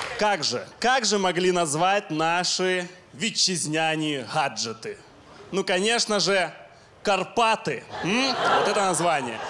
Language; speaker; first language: Russian; non-native, local second language; Ukrainian